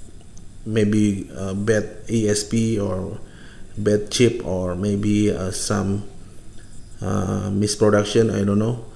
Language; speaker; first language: English; non-native, fluent; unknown